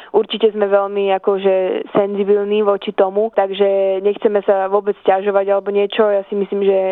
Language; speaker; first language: Slovak; early bilingual, heritage; Slovak